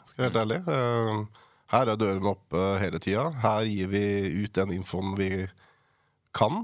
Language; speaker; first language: Norwegian; native; Norwegian